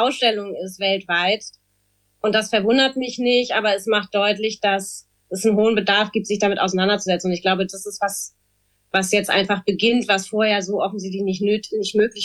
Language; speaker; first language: German; native; German